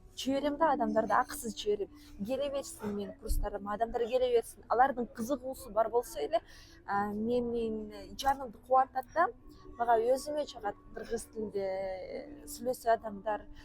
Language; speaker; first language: Kyrgyz; early bilingual, other home language; Russian